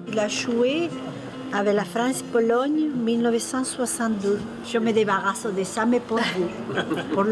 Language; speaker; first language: French; non-native, fluent; Spanish